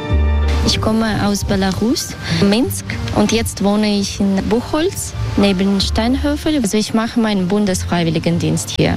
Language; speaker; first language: German; non-native, learner; Russian